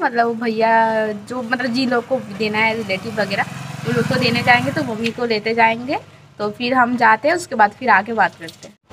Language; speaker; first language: Hindi; non-native, local second language; Bangla